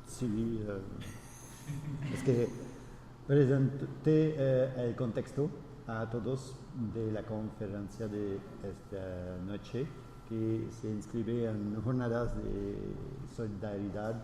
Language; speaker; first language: Spanish; non-native, fluent; French